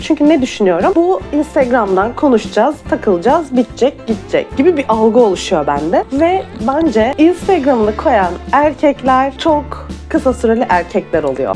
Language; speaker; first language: Turkish; native; Turkish